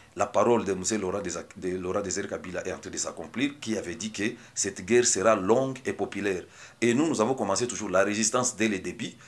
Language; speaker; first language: French; non-native, local second language; Swahili